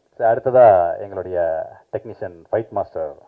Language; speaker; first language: Tamil; native; Tamil